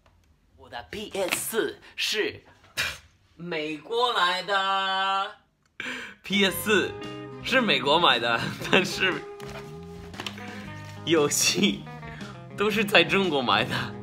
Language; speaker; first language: Chinese; non-native, fluent; Spanish